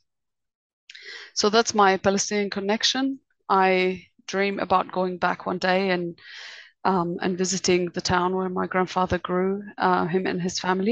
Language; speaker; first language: English; native; English